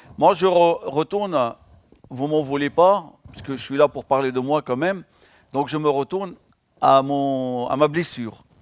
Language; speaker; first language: French; non-native, local second language; Arabic